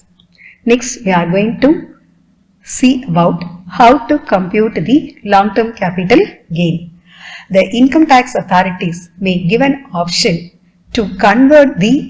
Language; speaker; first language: English; non-native, local second language; Tamil